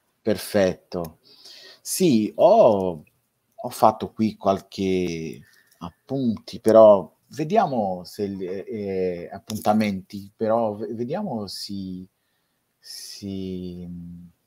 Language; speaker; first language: Italian; non-native, fluent; Portuguese